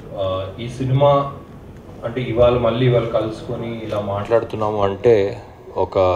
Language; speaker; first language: Telugu; native; Telugu